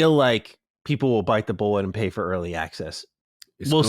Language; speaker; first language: English; native; English